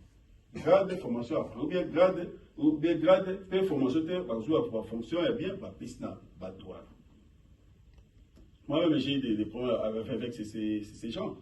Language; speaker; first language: French; non-native, local second language; Lingala